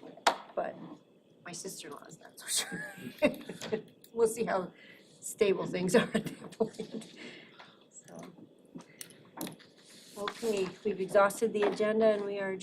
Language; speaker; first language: English; native; English